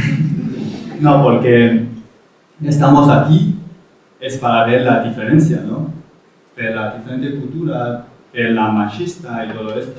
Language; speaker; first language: Spanish; non-native, fluent; Chinese